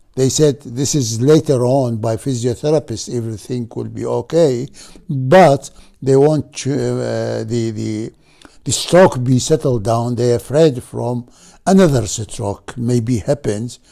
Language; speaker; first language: English; non-native, fluent; Arabic